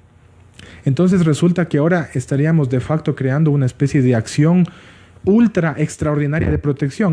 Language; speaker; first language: Spanish; native; Spanish